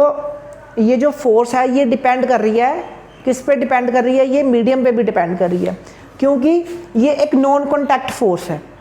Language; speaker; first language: Hindi; non-native, local second language; Punjabi